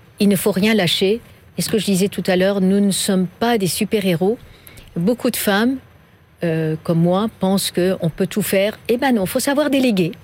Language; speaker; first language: French; non-native, fluent; Persian